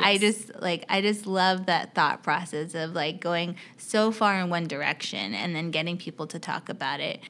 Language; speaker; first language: English; native; English